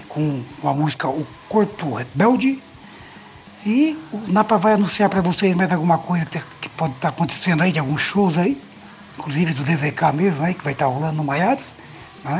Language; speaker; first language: Portuguese; native; Portuguese